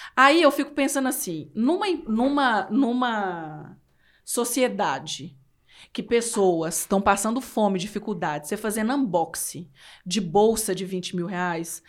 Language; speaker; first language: Portuguese; native; Portuguese